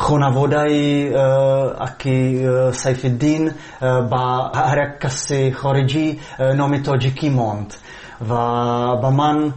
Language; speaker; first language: Tajik; non-native, fluent; Czech